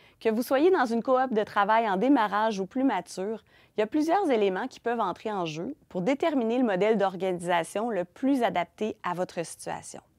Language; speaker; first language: French; native; French